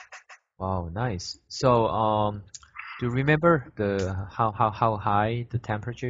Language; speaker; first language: English; non-native, learner; Korean